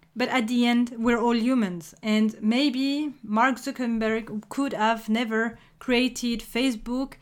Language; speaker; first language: English; non-native, fluent; French